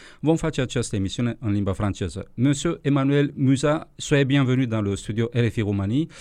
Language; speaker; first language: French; non-native, fluent; Romanian